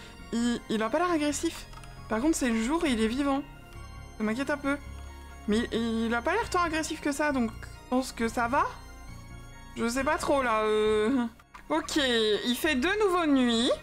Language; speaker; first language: French; native; French